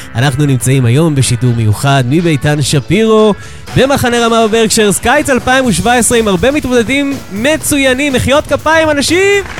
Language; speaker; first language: Hebrew; native; Hebrew